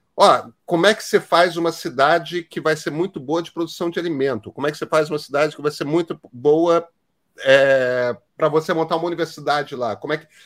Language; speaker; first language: Portuguese; native; Portuguese